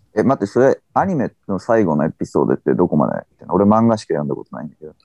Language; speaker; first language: Japanese; native; Japanese